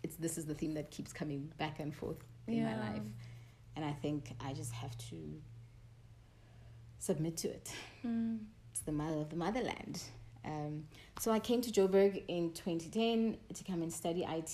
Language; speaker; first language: English; non-native, local second language; Tswana